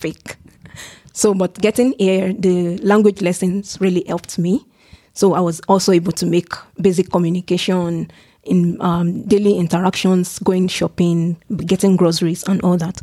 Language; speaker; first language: English; non-native, local second language; Yoruba